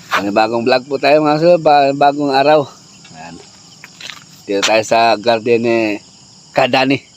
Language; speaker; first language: Filipino; native; Filipino